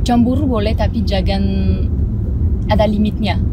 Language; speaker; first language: Indonesian; non-native, fluent; French